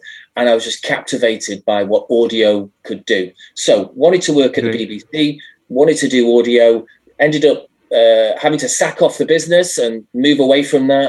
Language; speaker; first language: English; native; English